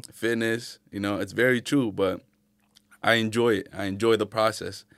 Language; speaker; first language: English; early bilingual, other home language; Arabic